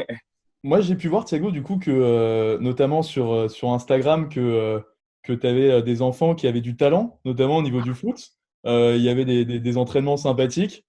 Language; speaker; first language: French; native; French